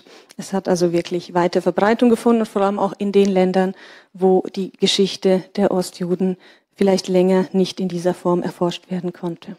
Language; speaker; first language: German; native; German